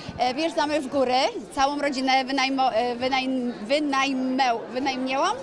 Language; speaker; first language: Polish; early bilingual, heritage; Polish